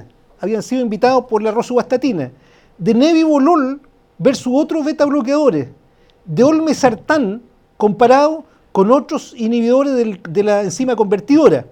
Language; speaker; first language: Spanish; native; Spanish